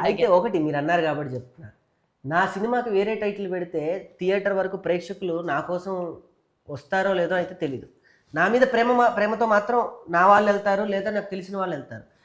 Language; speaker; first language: Telugu; native; Telugu